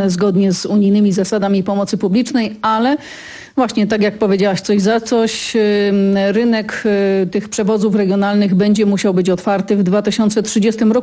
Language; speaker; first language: Polish; native; Polish